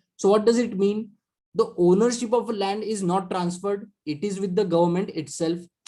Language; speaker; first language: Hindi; non-native, local second language; Marathi